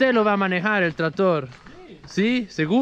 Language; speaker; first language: Spanish; non-native, learner; Italian